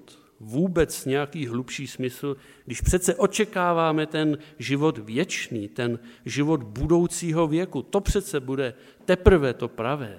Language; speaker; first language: Czech; native; Czech